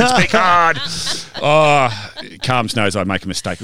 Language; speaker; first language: English; native; English